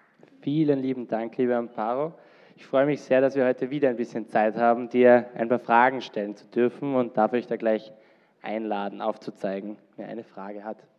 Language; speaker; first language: German; native; German